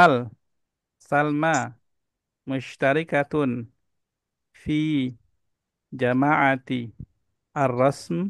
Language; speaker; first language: Arabic; non-native, fluent; Indonesian